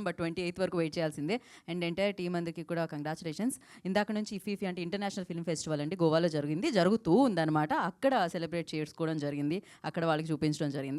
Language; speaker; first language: Telugu; native; Telugu